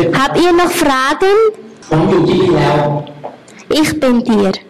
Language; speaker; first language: German; non-native, learner; Thai